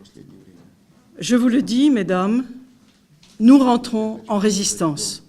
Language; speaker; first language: French; native; French